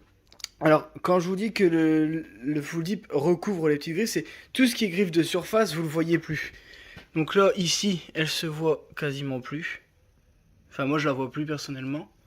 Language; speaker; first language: French; native; French